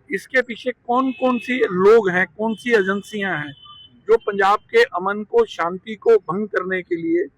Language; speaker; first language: Hindi; non-native, local second language; Punjabi